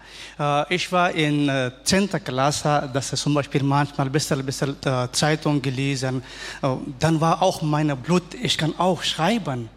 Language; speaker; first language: German; non-native, learner; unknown